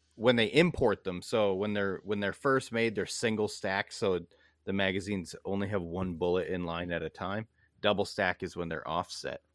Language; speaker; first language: English; native; English